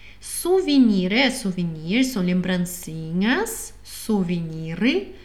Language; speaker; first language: Portuguese; non-native, fluent; Russian